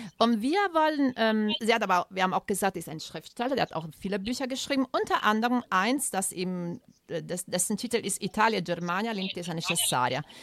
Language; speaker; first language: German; non-native, fluent; Italian